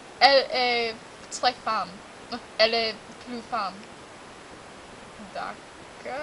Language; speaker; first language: French; non-native, learner; English